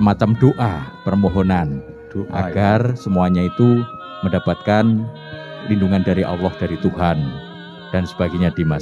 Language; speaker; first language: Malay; non-native, local second language; Javanese